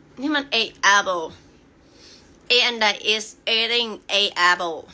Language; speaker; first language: English; non-native, learner; Thai